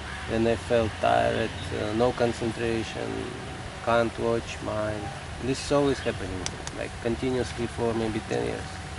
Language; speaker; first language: English; non-native, learner; Russian